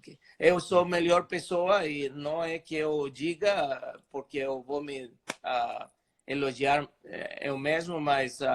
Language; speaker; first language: Portuguese; non-native, fluent; Spanish